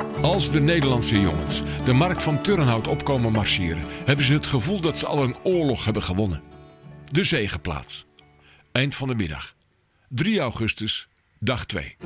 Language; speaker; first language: Dutch; native; Dutch